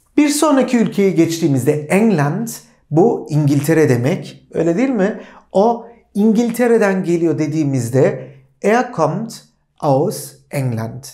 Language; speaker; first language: Turkish; native; Turkish